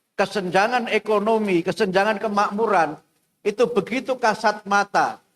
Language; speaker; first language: Indonesian; non-native, local second language; Javanese